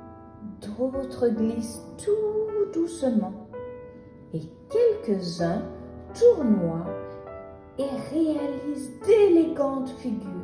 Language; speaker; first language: French; native; French